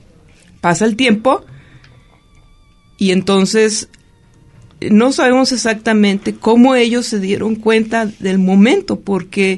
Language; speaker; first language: Spanish; native; Spanish